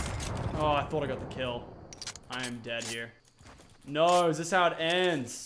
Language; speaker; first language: English; native; English